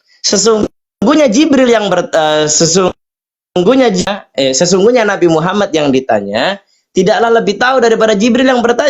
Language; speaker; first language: Indonesian; native; Indonesian